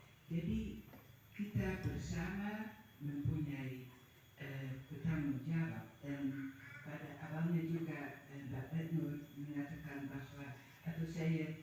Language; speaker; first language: Indonesian; non-native, fluent; Dutch